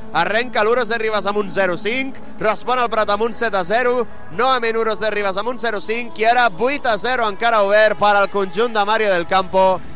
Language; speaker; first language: Catalan; native; Catalan